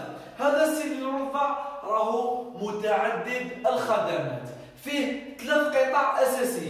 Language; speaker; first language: Arabic; native; Arabic